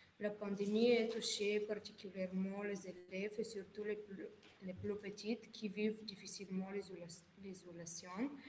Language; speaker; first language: French; non-native, learner; Bulgarian